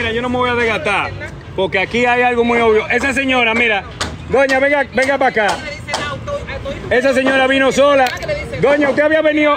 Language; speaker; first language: Spanish; native; Spanish